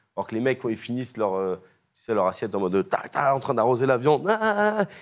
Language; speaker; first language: French; native; French